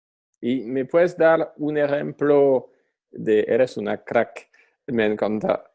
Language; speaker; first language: Spanish; non-native, fluent; French